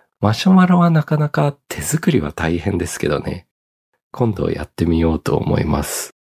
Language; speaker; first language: Japanese; early bilingual, heritage; Japanese